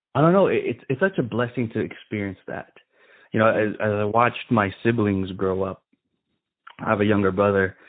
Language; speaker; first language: English; native; English